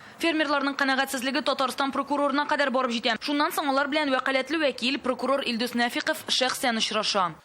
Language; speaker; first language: Tatar; native; Tatar